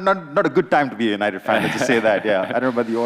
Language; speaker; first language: English; native; English